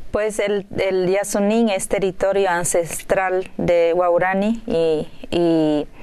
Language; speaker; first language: Spanish; native; Spanish